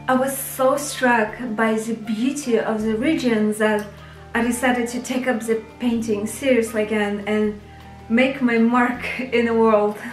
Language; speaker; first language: English; non-native, fluent; Russian